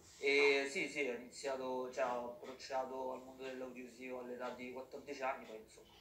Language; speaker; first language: Italian; early bilingual, other home language; Bangla